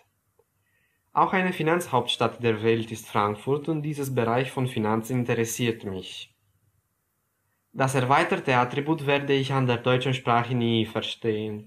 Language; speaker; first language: German; non-native, fluent; Romanian